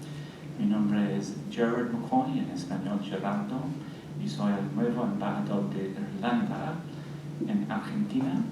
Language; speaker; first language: Spanish; non-native, fluent; English